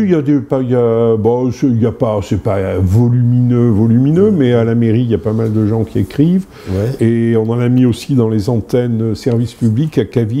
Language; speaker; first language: French; native; French